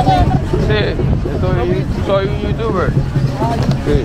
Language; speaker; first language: Spanish; non-native, learner; English